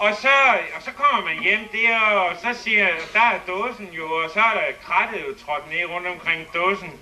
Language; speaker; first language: Danish; native; Danish